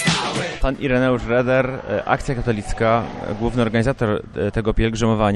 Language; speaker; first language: Polish; native; Polish